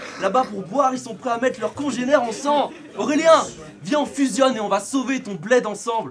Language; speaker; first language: French; native; French